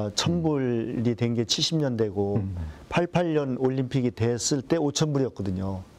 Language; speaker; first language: Korean; native; Korean